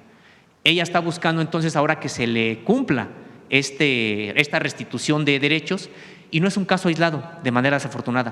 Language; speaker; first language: Spanish; native; Spanish